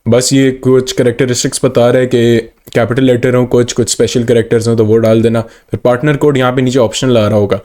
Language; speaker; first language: Urdu; non-native, local second language; Punjabi